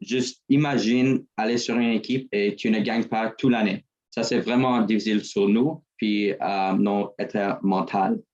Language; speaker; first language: French; non-native, learner; English